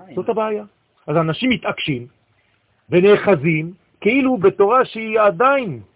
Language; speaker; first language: Hebrew; non-native, fluent; French